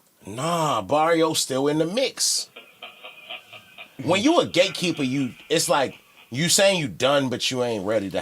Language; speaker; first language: English; native; English